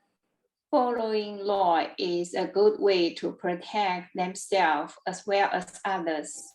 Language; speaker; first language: English; non-native, learner; Chinese